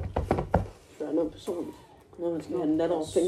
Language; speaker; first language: Danish; native; Danish